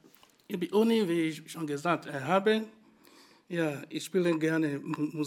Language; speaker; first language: German; non-native, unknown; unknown